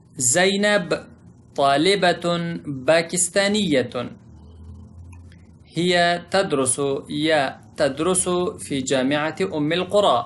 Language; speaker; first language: Arabic; non-native, fluent; Pashto